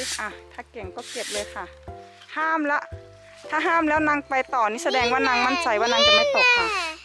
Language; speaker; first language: Thai; native; Thai